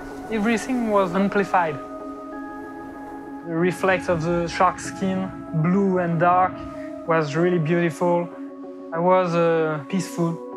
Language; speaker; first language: English; non-native, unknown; French